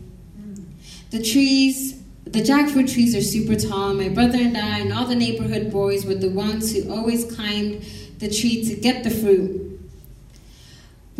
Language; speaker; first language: English; non-native, local second language; Kinyarwanda